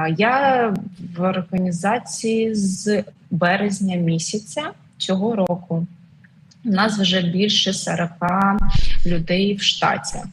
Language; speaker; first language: Ukrainian; non-native, local second language; Russian